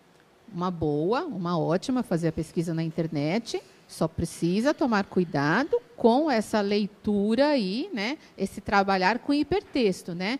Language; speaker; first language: Portuguese; native; Portuguese